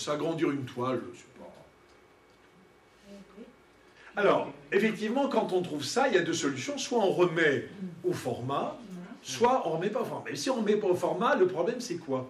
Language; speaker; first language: French; native; French